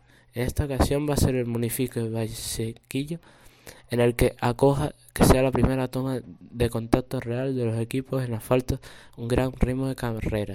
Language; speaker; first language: Spanish; native; Spanish